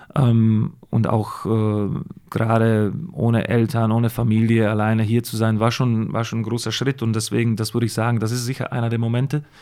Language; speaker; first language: German; non-native, fluent; Slovak